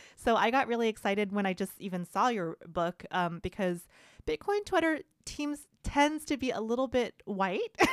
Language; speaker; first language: English; early bilingual, other home language; Vietnamese